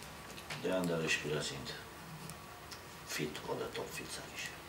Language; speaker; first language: German; non-native, learner; Romanian